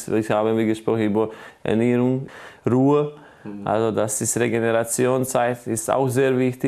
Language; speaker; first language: German; non-native, fluent; Croatian